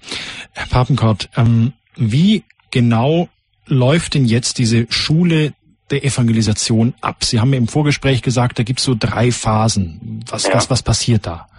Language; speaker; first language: German; native; German